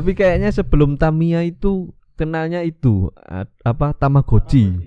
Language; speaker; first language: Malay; non-native, local second language; Javanese